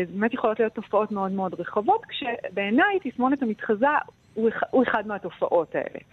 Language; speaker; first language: Hebrew; native; Hebrew